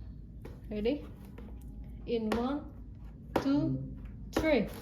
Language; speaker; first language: English; non-native, learner; Indonesian